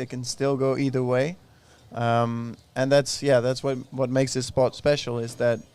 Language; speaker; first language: English; non-native, fluent; Dutch